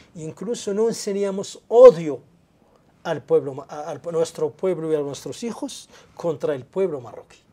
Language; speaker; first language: Spanish; non-native, local second language; Arabic